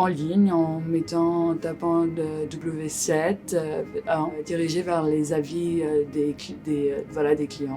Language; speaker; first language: French; native; French